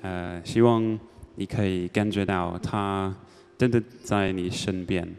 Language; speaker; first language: Chinese; non-native, learner; English